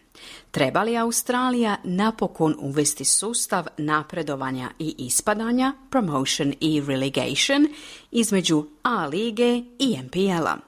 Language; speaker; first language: Croatian; native; Croatian